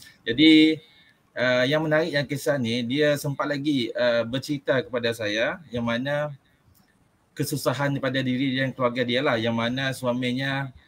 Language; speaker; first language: Malay; native; Malay